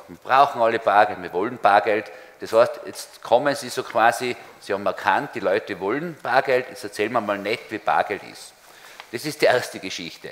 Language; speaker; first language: German; native; German